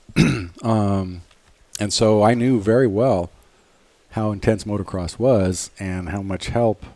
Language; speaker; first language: English; native; English